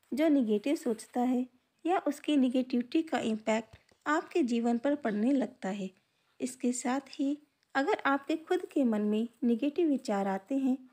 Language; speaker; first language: Hindi; native; Hindi